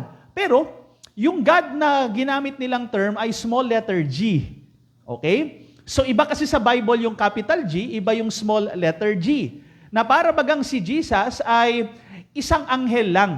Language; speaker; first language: Filipino; native; Filipino